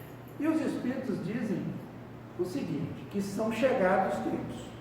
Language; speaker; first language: Portuguese; native; Portuguese